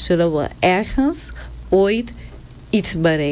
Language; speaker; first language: Dutch; non-native, local second language; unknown